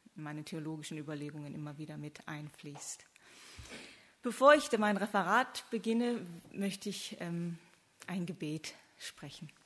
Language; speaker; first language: German; early bilingual, other home language; Korean